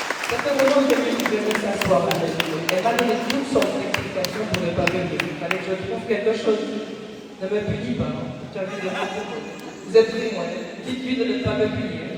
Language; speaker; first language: French; native; French